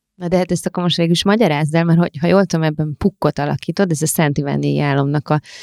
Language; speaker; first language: Hungarian; native; Hungarian